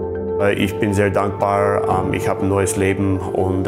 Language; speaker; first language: German; non-native, fluent; English